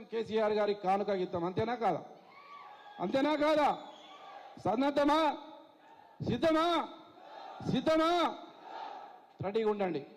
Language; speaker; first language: Telugu; native; Telugu